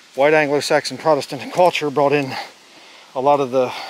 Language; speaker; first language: English; native; English